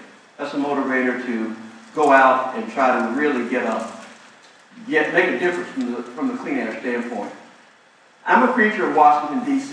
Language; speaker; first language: English; native; English